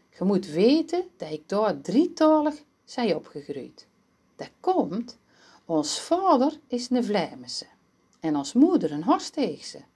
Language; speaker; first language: Dutch; native; Dutch